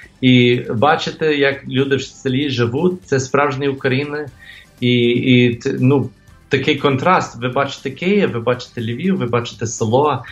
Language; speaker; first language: Ukrainian; early bilingual, heritage; English